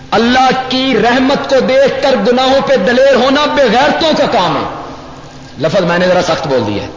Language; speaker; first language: Urdu; non-native, local second language; Punjabi